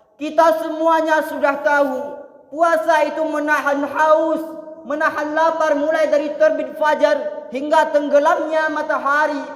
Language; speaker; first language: Malay; non-native, local second language; Minangkabau